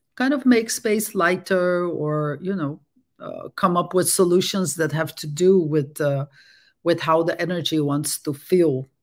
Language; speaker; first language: English; non-native, fluent; Portuguese